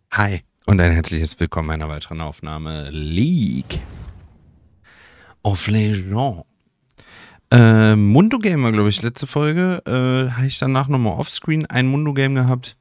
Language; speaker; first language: German; native; German